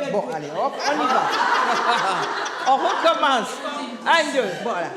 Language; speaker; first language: French; native; French